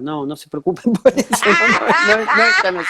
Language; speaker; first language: Spanish; native; Spanish